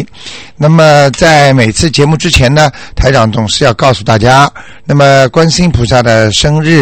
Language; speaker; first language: Chinese; native; Chinese